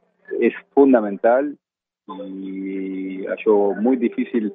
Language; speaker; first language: Portuguese; non-native, fluent; Spanish